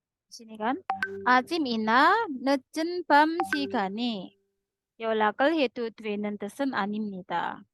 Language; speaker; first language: Korean; non-native, fluent; Indonesian